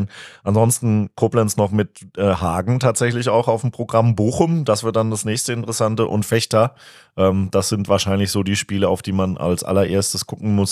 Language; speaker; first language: German; native; German